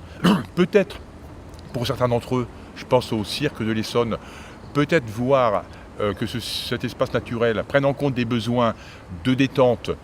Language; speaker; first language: French; native; French